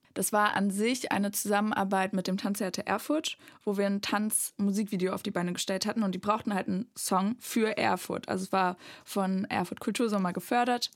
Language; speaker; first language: German; native; German